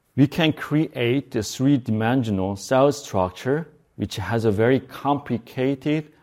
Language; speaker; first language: English; non-native, fluent; Korean